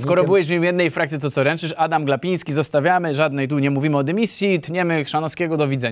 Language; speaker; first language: Polish; native; Polish